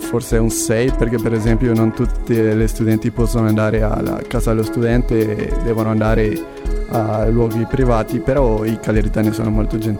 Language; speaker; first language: Italian; non-native, learner; Spanish